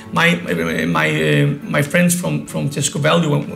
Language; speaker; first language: English; non-native, fluent; Polish